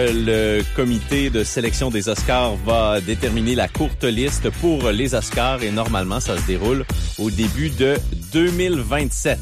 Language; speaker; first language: French; native; French